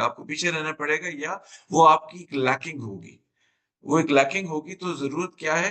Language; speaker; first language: Urdu; native; Urdu